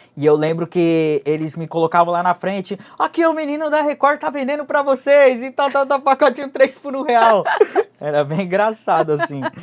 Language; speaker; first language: Portuguese; early bilingual, other home language; Japanese